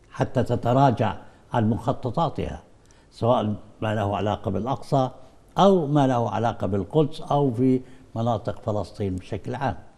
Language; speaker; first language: Arabic; native; Arabic